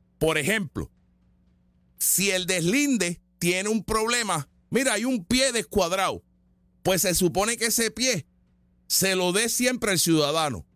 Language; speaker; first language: Spanish; native; Spanish